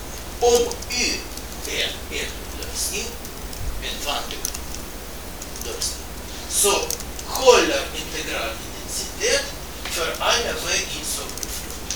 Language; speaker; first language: Swedish; non-native, fluent; Russian